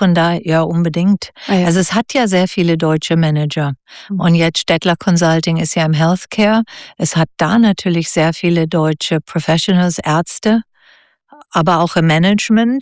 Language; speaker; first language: German; native; German